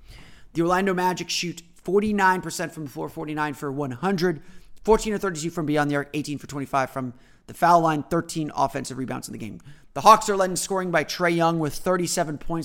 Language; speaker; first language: English; native; English